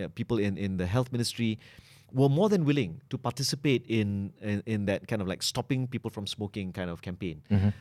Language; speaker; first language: English; non-native, local second language; Malay